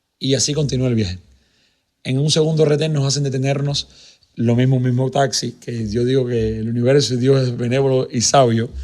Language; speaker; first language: Spanish; native; Spanish